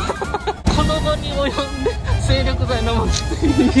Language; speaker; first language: Japanese; native; Japanese